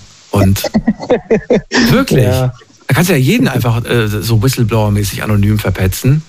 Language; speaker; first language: German; native; German